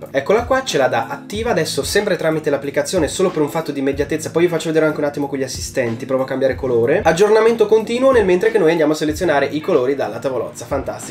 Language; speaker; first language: Italian; native; Italian